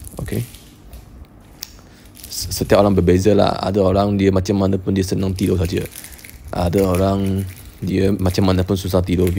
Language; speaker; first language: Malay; non-native, local second language; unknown